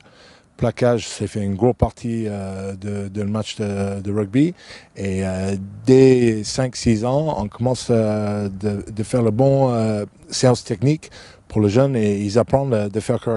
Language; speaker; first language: French; non-native, fluent; English